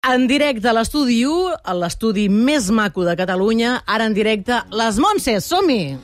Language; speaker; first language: Catalan; native; Catalan